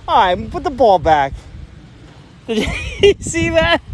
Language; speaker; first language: English; native; English